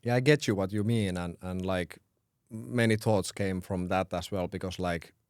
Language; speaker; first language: English; non-native, fluent; Finnish